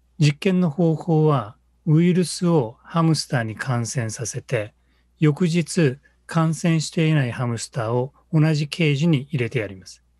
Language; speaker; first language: Japanese; native; Japanese